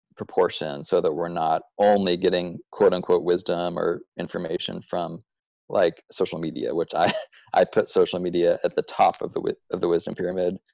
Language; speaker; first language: English; native; English